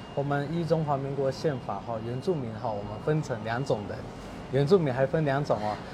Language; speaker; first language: Chinese; native; Chinese